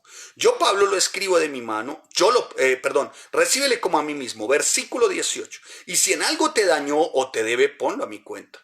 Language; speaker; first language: Spanish; native; Spanish